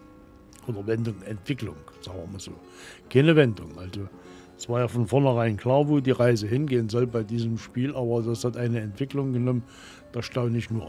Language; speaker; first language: German; native; German